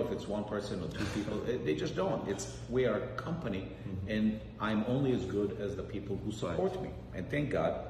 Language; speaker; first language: English; native; English